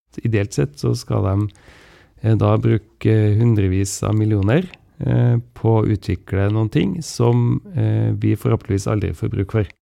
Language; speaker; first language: Norwegian; native; Norwegian